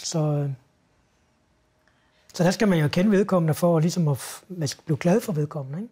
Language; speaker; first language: Danish; native; Danish